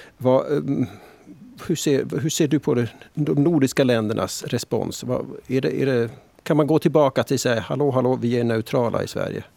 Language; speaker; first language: Swedish; native; Swedish